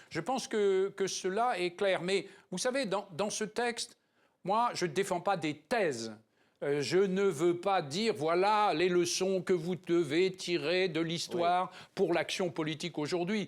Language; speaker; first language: French; native; French